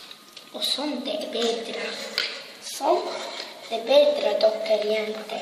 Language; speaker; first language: Norwegian; non-native, learner; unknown